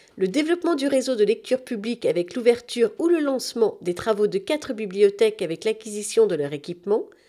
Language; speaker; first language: French; native; French